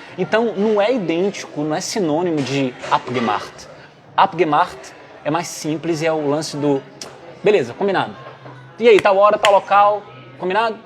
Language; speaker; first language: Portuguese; native; Portuguese